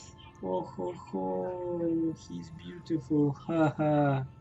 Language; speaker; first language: English; non-native, learner; Russian